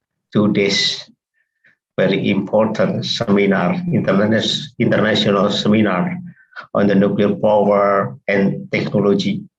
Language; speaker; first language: English; non-native, fluent; Indonesian